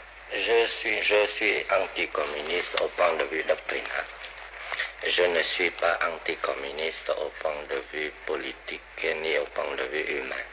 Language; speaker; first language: French; non-native, local second language; Vietnamese